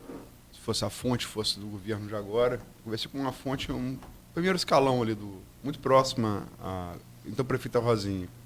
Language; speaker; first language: Portuguese; native; Portuguese